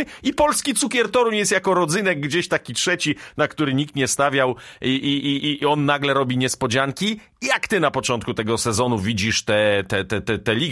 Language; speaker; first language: Polish; native; Polish